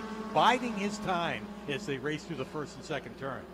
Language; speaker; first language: English; native; English